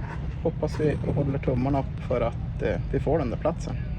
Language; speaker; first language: Swedish; native; Swedish